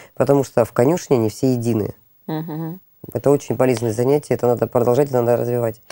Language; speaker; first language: Russian; native; Russian